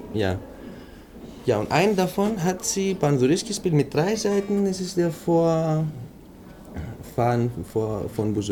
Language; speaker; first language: German; non-native, fluent; Greek